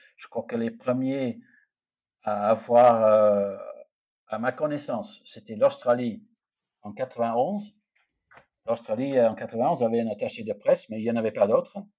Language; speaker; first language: French; non-native, fluent; English